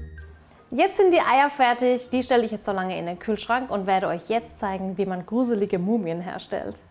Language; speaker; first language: German; native; German